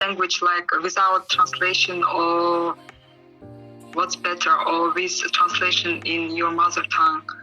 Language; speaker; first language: English; non-native, learner; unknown